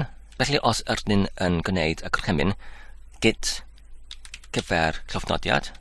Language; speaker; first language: Welsh; non-native, learner; Polish